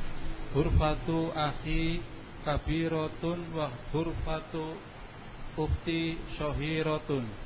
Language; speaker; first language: Arabic; non-native, learner; Indonesian